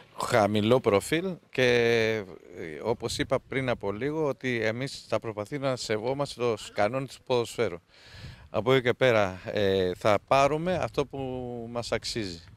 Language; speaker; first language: Greek; non-native, fluent; Spanish